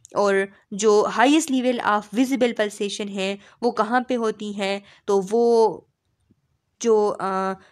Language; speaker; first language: Urdu; non-native, local second language; Pashto